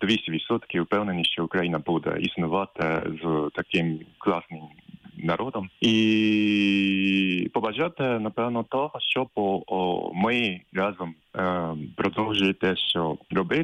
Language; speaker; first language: Ukrainian; non-native, fluent; Japanese